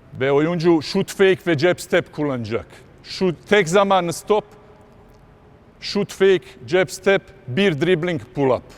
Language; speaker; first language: Turkish; non-native, fluent; Bosnian